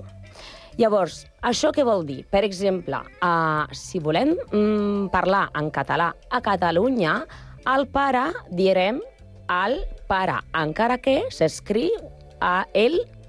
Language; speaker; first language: Catalan; non-native, learner; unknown